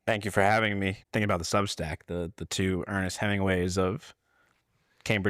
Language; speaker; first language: English; native; English